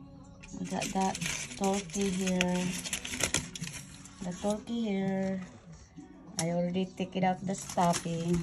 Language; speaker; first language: English; non-native, learner; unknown